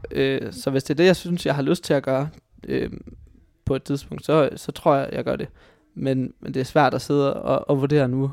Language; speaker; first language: Danish; native; Danish